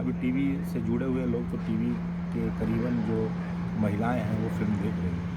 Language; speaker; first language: Hindi; native; Hindi